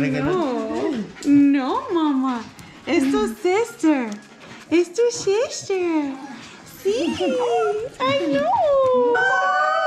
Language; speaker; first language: English; early bilingual, other home language; Spanish